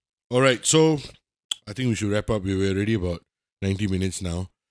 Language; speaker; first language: English; native; English